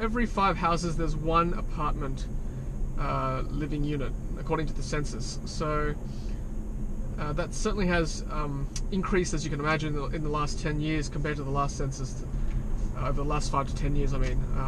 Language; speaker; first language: English; native; English